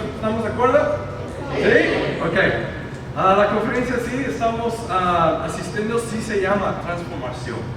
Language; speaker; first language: Spanish; early bilingual, heritage; Spanish